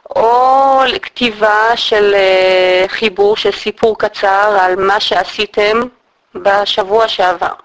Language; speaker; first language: Hebrew; native; Hebrew